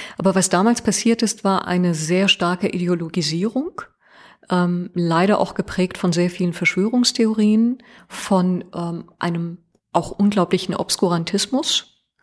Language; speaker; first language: German; early bilingual, other home language; Persian